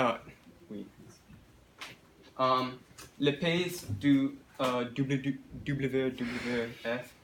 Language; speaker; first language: French; non-native, learner; English